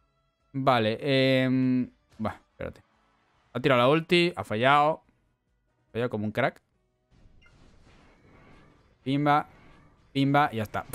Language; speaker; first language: Spanish; native; Spanish